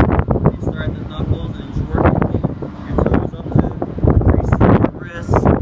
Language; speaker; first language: English; native; English